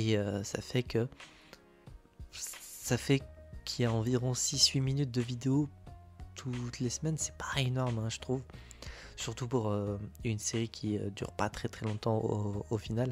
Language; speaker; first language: French; native; French